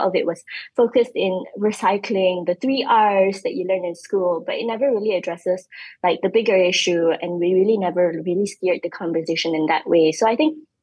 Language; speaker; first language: English; non-native, local second language; Malay